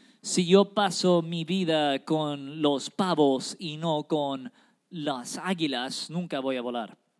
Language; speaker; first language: Spanish; native; Spanish